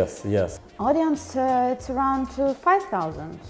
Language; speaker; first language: English; non-native, fluent; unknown